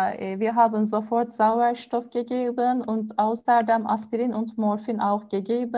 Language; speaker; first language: German; non-native, learner; Turkish